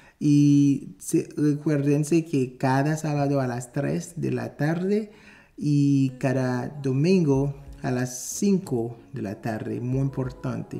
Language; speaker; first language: Spanish; non-native, fluent; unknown